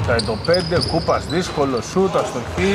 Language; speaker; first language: Greek; native; Greek